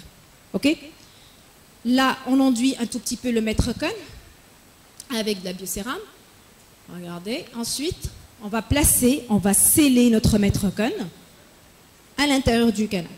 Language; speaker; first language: French; non-native, local second language; Arabic